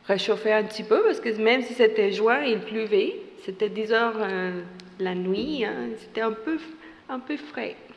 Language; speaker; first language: French; non-native, fluent; Spanish